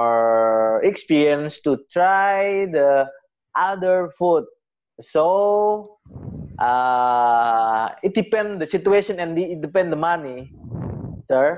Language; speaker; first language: English; non-native, learner; Indonesian